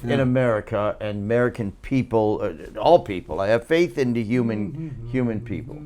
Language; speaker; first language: English; native; English